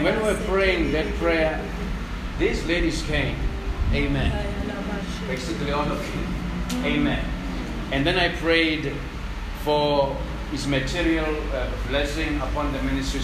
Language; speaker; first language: English; non-native, local second language; Zulu